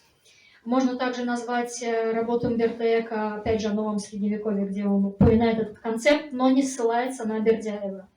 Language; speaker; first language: Russian; native; Russian